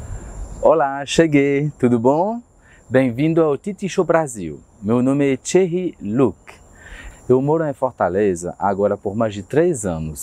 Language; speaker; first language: Portuguese; non-native, fluent; French